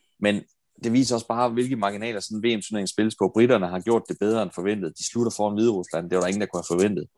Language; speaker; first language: Danish; native; Danish